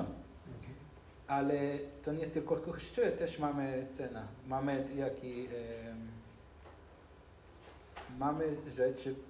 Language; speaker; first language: Polish; non-native, learner; Hebrew